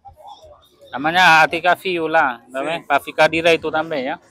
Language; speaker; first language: Portuguese; non-native, learner; Vietnamese